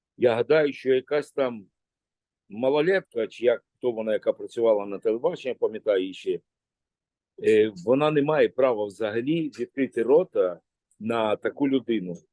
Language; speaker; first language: Ukrainian; native; Ukrainian